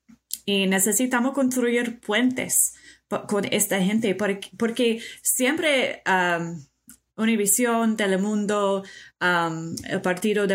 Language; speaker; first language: Spanish; non-native, fluent; English